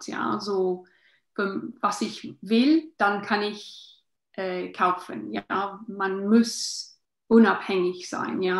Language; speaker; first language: German; non-native, learner; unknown